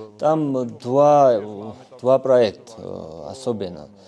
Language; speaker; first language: Russian; non-native, fluent; Georgian